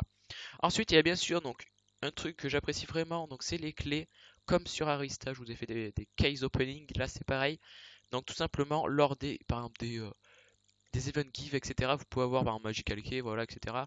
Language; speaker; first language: French; native; French